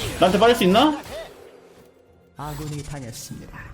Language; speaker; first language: Korean; native; Korean